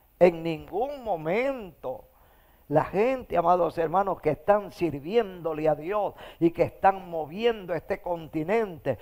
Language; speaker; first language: Spanish; native; Spanish